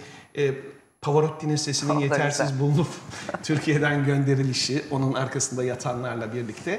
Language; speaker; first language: Turkish; native; Turkish